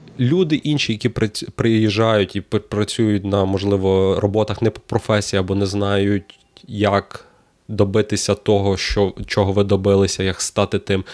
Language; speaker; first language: Ukrainian; native; Ukrainian